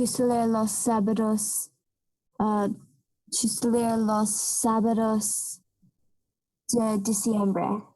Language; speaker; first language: Spanish; non-native, learner; English